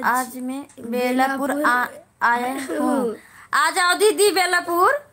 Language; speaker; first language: Hindi; native; Hindi